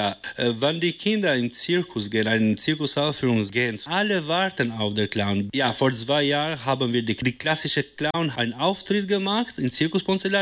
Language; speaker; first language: German; non-native, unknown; Albanian